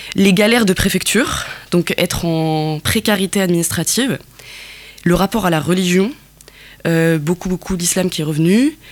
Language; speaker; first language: French; non-native, local second language; Kabyle